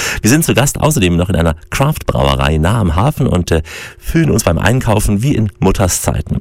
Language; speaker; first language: German; native; German